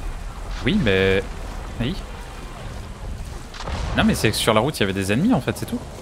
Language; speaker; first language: French; native; French